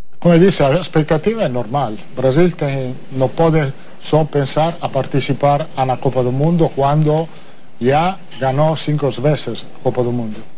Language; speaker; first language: Portuguese; non-native, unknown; Italian